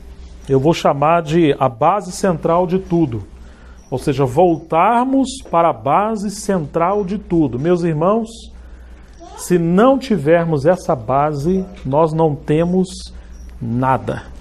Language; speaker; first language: Portuguese; native; Portuguese